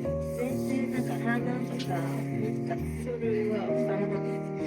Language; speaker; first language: Japanese; non-native, learner; Vietnamese